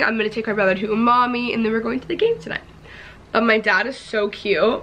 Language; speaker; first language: English; native; English